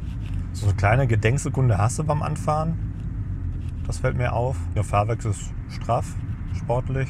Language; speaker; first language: German; native; German